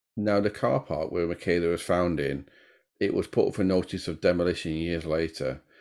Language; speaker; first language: English; native; English